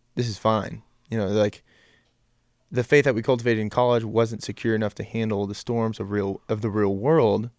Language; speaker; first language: English; native; English